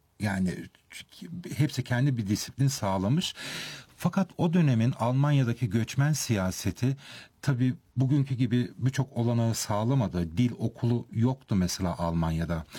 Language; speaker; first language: Turkish; early bilingual, heritage; Turkish